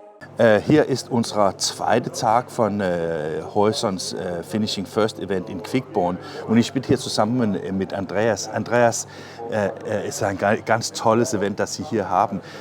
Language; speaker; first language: German; non-native, fluent; Danish